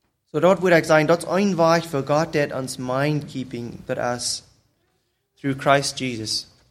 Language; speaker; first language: German; native; German